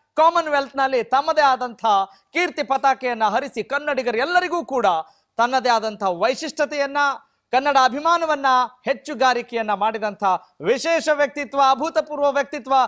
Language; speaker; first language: Kannada; native; Kannada